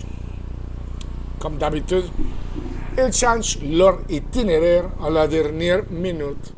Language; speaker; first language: French; non-native, fluent; Spanish